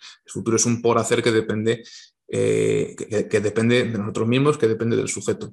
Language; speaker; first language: Spanish; native; Spanish